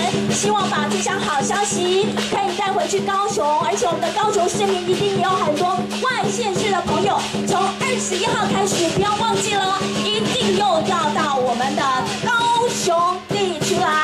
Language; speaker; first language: Chinese; native; Chinese